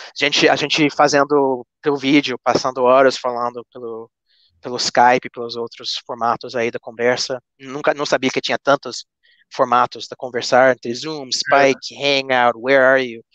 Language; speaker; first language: Portuguese; non-native, fluent; English